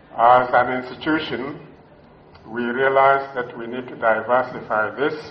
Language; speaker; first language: English; non-native, local second language; Luyia